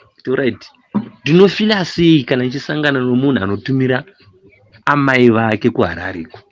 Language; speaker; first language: Shona; non-native, local second language; North Ndebele